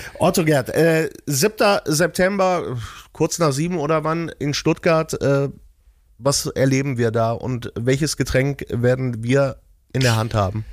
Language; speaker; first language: German; native; German